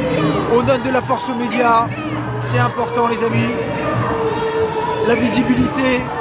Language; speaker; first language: French; native; French